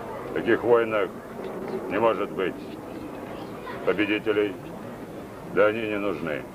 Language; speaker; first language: Russian; native; Russian